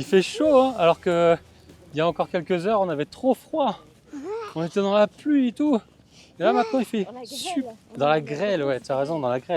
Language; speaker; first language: French; native; French